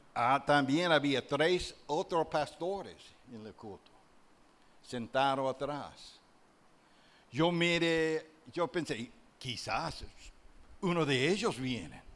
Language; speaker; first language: Spanish; non-native, learner; English